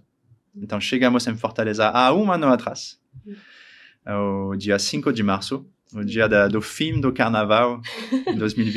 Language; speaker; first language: Portuguese; non-native, learner; French